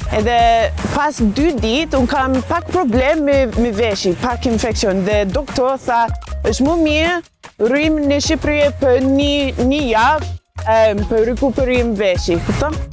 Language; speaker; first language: Albanian; non-native, learner; English